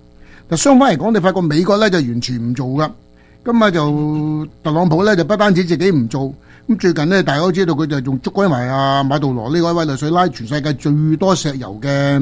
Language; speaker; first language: Chinese; native; Chinese